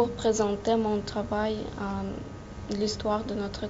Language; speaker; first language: French; non-native, learner; Russian